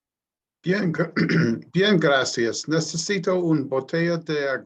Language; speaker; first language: Spanish; non-native, learner; English